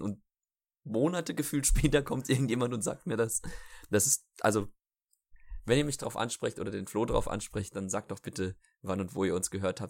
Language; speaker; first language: German; native; German